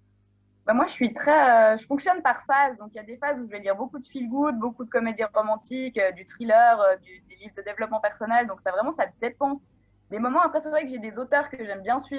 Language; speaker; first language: French; native; French